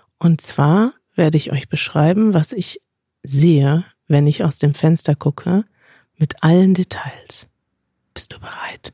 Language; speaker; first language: German; native; German